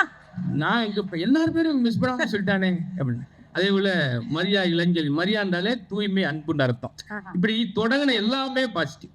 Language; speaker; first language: Tamil; native; Tamil